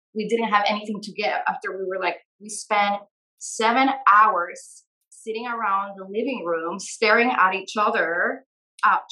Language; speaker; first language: English; non-native, fluent; Spanish